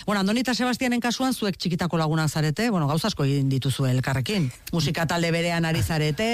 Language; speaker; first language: Basque; native; Basque